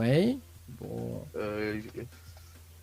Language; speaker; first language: French; non-native, local second language; Réunion Creole French